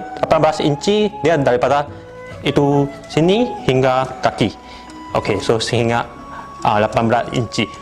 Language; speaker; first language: Indonesian; non-native, local second language; Chinese